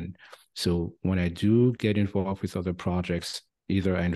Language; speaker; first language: English; non-native, fluent; French